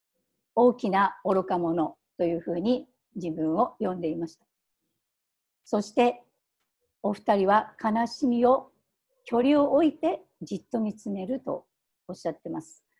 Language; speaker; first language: Japanese; native; Japanese